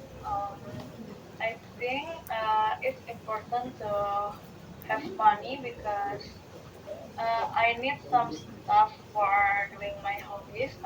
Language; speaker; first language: English; non-native, learner; Indonesian